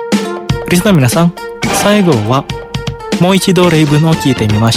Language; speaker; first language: Japanese; non-native, fluent; Indonesian